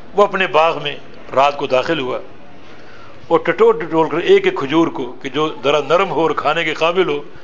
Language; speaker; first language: Urdu; native; Urdu